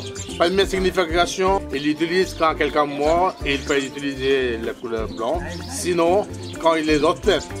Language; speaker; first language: French; non-native, fluent; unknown